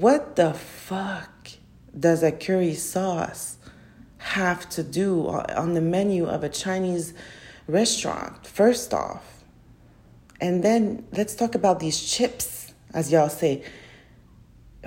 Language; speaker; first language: English; native; English